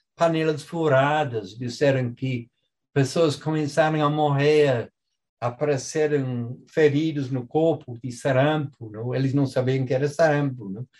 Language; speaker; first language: Portuguese; non-native, fluent; English